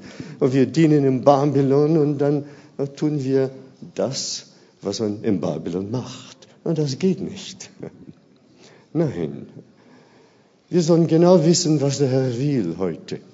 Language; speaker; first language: German; non-native, fluent; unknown